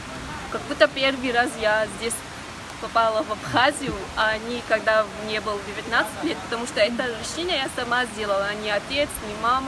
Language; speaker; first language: Russian; non-native, learner; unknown